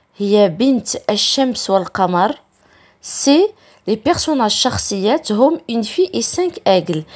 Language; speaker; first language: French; non-native, local second language; Arabic